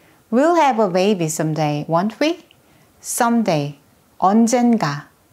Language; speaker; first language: English; non-native, fluent; Korean